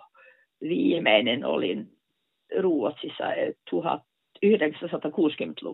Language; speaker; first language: Finnish; non-native, fluent; Norwegian